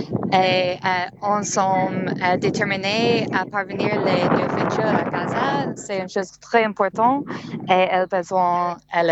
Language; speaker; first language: French; non-native, learner; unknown